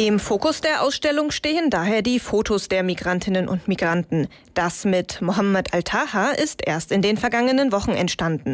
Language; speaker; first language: German; native; German